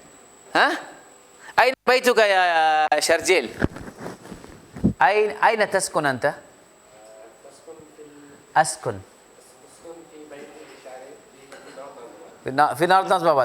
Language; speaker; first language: Arabic; non-native, fluent; Urdu